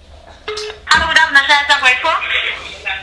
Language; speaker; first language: German; non-native, learner; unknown